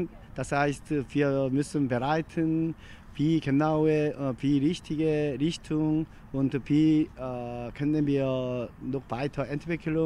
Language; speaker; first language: German; non-native, learner; Korean